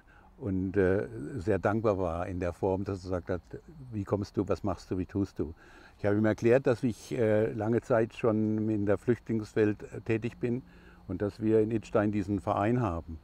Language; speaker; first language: German; non-native, fluent; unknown